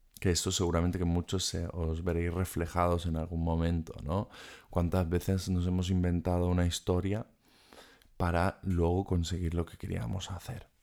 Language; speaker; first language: Spanish; non-native, fluent; German